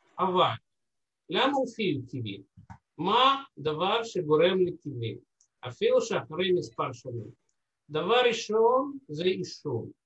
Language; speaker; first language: Hebrew; non-native, fluent; Russian